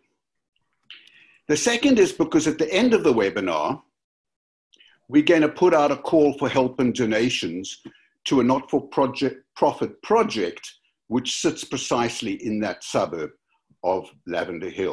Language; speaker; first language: English; native; English